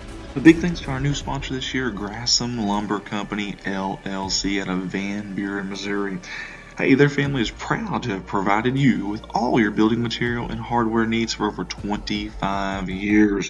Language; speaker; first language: English; native; English